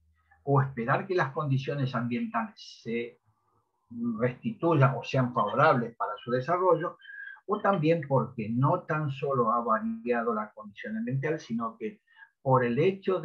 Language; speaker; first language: Spanish; native; Spanish